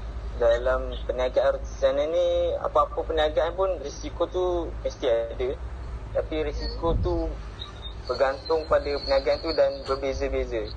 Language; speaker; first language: Malay; native; Malay